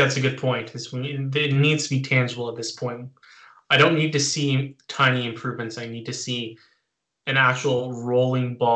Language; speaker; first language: English; native; English